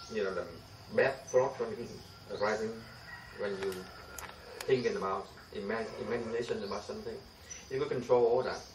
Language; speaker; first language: English; non-native, fluent; Vietnamese